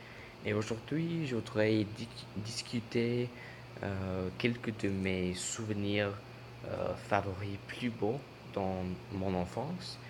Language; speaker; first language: French; non-native, learner; English